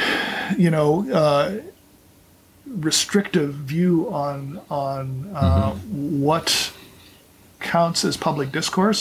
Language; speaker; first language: English; native; English